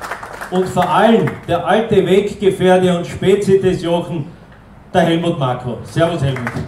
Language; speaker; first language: German; native; German